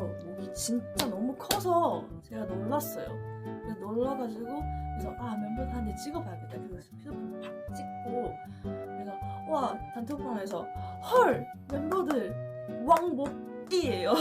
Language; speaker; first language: Korean; non-native, learner; Chinese